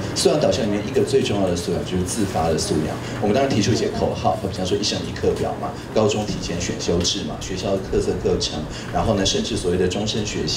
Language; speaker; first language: Chinese; native; Chinese